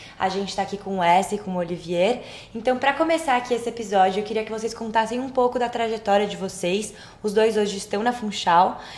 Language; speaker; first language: Portuguese; native; Portuguese